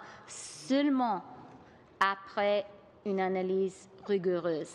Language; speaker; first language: French; non-native, local second language; English